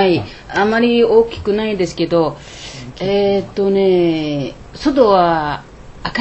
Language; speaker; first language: Japanese; non-native, learner; Chinese